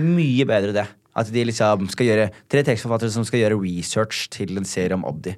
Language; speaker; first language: Norwegian; early bilingual, other home language; Somali